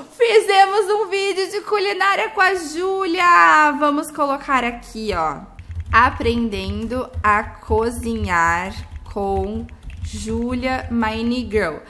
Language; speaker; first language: Portuguese; native; Portuguese